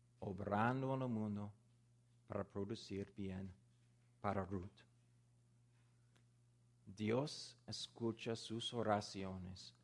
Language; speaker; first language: Spanish; non-native, learner; English